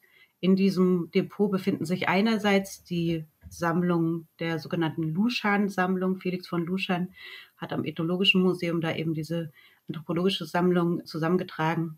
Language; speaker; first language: German; native; German